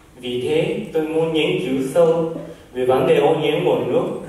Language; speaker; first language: Vietnamese; non-native, learner; Japanese